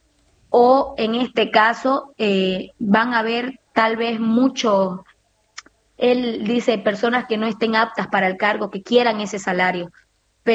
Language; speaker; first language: Spanish; native; Spanish